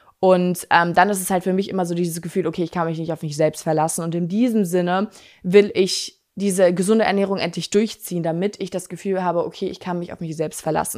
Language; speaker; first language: German; native; German